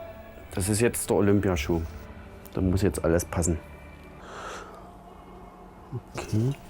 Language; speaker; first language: German; native; German